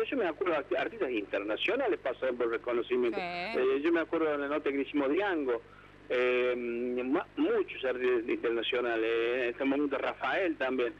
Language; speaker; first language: Spanish; native; Spanish